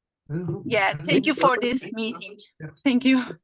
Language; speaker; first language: English; non-native, learner; Turkish